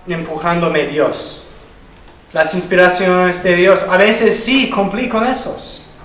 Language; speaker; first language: Spanish; non-native, fluent; English